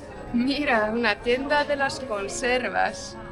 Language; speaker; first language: Spanish; non-native, fluent; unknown